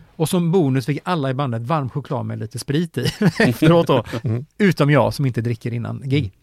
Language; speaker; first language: Swedish; native; Swedish